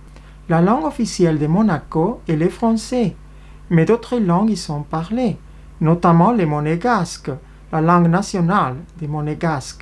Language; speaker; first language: French; non-native, fluent; Spanish